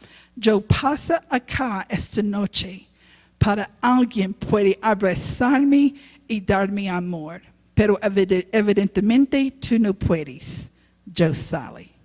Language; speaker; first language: Spanish; non-native, learner; English